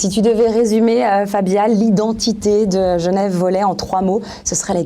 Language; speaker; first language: French; native; French